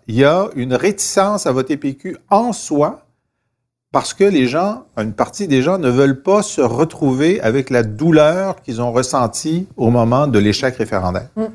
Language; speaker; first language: French; native; French